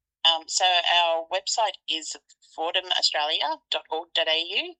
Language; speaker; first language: English; native; English